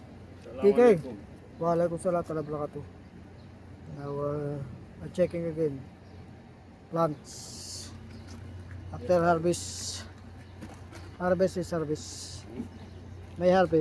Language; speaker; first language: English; non-native, learner; Filipino